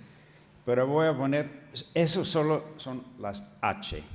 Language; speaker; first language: Spanish; non-native, fluent; English